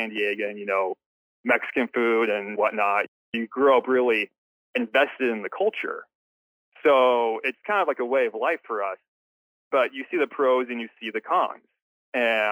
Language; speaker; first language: English; native; English